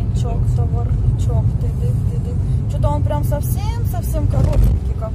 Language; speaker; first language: Russian; native; Russian